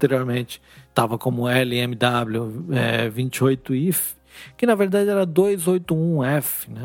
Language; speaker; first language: Portuguese; native; Portuguese